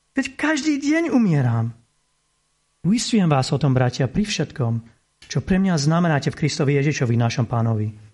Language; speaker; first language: Slovak; non-native, fluent; English